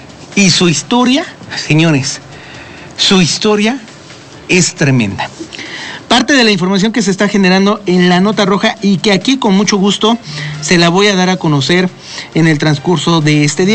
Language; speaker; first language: Spanish; native; Spanish